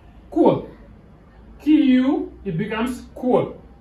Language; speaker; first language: English; non-native, fluent; Wolof